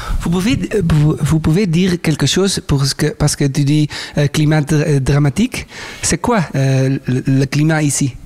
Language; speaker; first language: French; non-native, learner; Dutch